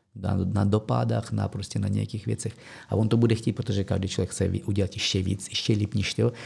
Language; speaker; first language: Czech; non-native, fluent; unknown